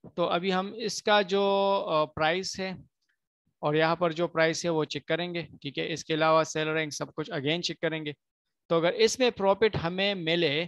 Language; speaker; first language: Urdu; non-native, local second language; Punjabi